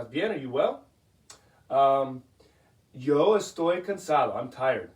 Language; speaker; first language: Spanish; non-native, fluent; English